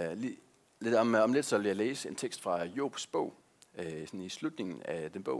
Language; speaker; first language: Danish; native; Danish